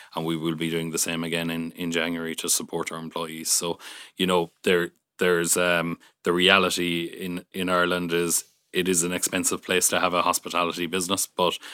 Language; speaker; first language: English; native; English